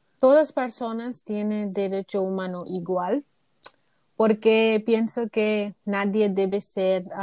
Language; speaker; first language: Spanish; non-native, learner; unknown